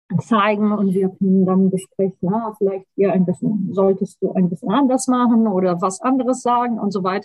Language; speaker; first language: German; non-native, fluent; Portuguese